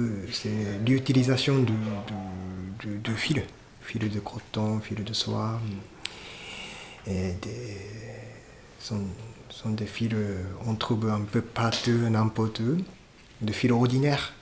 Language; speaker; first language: French; non-native, fluent; Japanese